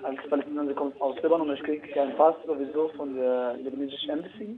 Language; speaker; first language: German; non-native, learner; Arabic